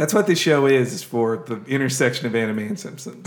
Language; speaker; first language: English; native; English